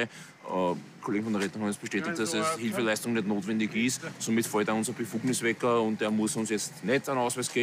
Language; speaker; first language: German; native; German